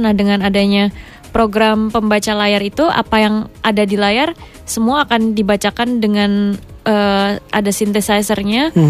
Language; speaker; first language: Indonesian; native; Indonesian